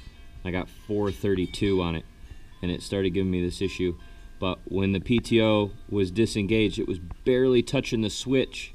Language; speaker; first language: English; native; English